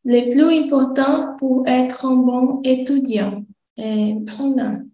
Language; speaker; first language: French; non-native, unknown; Portuguese